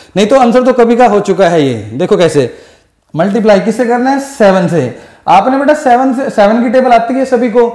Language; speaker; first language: Hindi; non-native, local second language; Punjabi